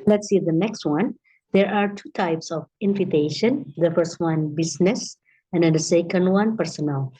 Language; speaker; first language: English; non-native, fluent; Indonesian